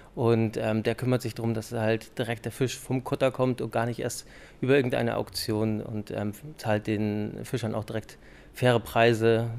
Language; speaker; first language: German; native; German